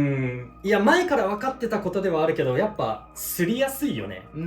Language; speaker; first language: Japanese; native; Japanese